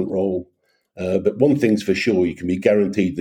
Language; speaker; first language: English; native; English